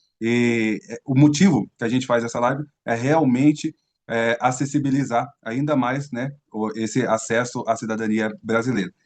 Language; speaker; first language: Portuguese; native; Portuguese